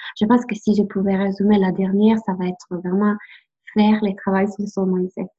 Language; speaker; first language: French; non-native, fluent; Italian